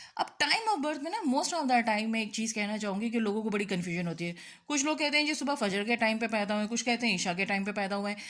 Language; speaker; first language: Urdu; native; Urdu